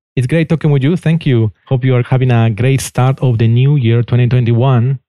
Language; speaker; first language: English; non-native, fluent; Spanish